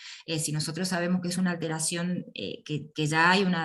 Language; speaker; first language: Spanish; native; Spanish